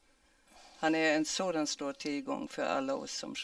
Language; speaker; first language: Swedish; non-native, fluent; German